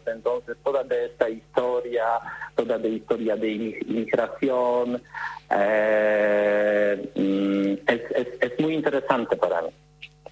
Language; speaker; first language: Spanish; non-native, learner; Polish